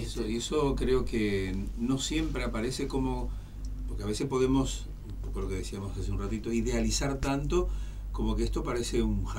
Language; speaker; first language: Spanish; native; Spanish